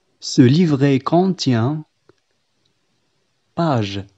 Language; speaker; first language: French; non-native, fluent; Arabic